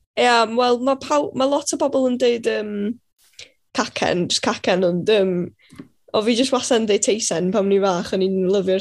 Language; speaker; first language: Welsh; native; Welsh